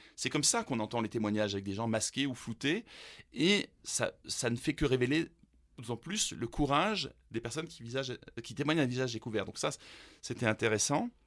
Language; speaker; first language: French; early bilingual, other home language; German